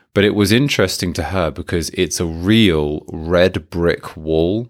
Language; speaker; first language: English; native; English